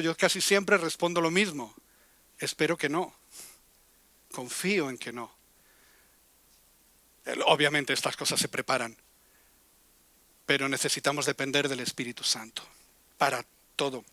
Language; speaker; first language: Spanish; native; Spanish